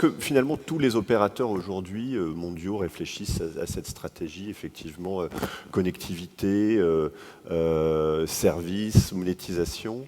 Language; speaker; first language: French; native; French